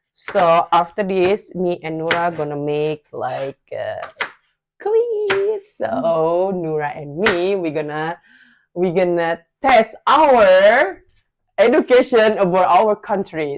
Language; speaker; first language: English; non-native, learner; Indonesian